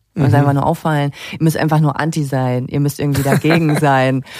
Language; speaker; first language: German; native; German